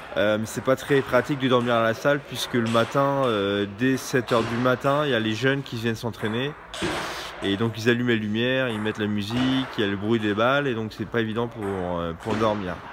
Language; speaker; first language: French; native; French